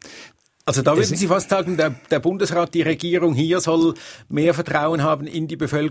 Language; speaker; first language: German; native; German